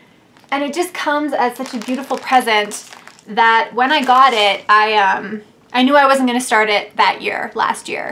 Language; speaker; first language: English; native; English